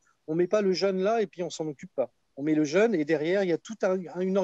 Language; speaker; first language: French; native; French